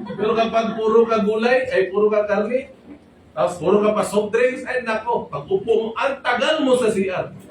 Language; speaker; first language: Filipino; non-native, local second language; Cebuano